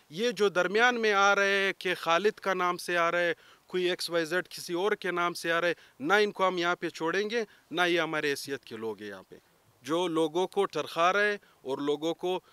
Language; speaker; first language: Urdu; non-native, local second language; Pashto